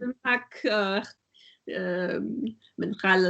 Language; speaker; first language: Arabic; non-native, learner; German